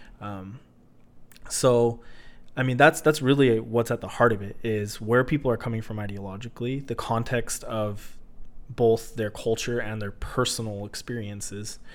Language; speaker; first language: English; native; English